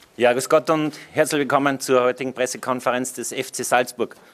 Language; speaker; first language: German; non-native, learner; English